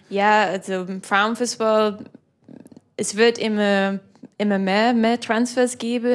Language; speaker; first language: German; non-native, fluent; English